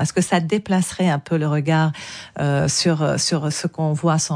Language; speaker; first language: French; non-native, local second language; Arabic